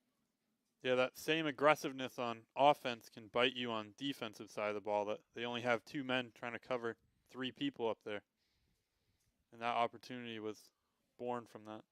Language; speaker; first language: English; native; English